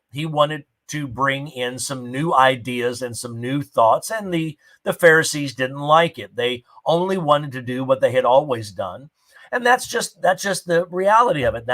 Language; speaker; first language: English; native; English